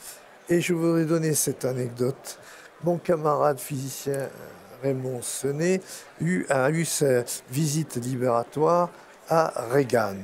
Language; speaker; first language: French; native; French